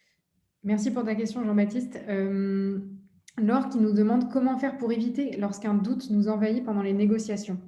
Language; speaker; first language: French; native; French